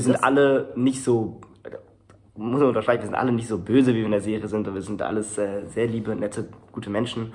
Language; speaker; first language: German; native; German